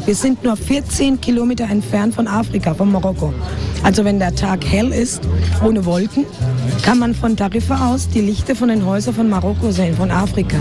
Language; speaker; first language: German; non-native, fluent; Spanish